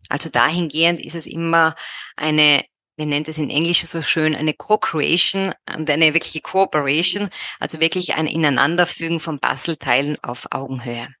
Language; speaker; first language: German; native; German